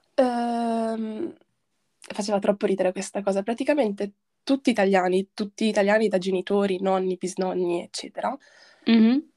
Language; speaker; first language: Italian; early bilingual, other home language; Arabic